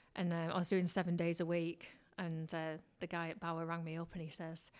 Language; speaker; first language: English; native; English